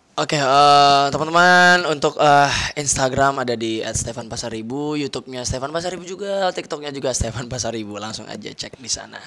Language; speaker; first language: Indonesian; native; Indonesian